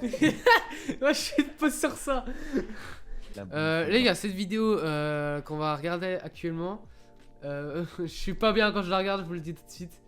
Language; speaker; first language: French; native; French